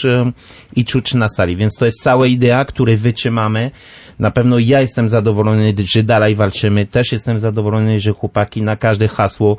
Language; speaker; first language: Polish; non-native, learner; French